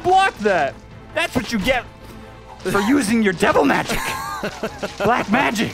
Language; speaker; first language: English; native; English